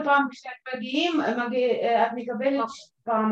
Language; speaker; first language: Hebrew; non-native, fluent; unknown